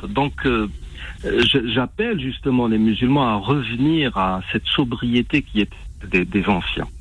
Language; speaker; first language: French; non-native, local second language; Arabic